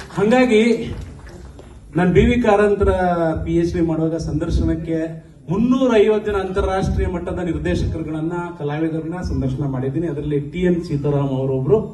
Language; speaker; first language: Kannada; non-native, local second language; Lambadi